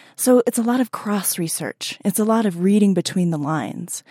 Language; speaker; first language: English; native; English